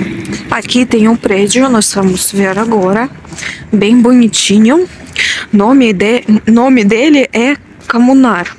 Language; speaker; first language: Portuguese; non-native, learner; Russian